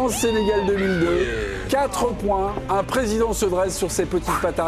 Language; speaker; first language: French; native; French